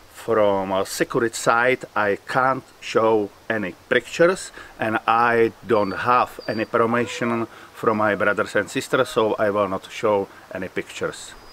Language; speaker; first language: English; non-native, learner; Czech